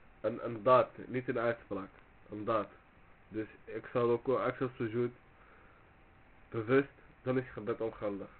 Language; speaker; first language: Dutch; early bilingual, other home language; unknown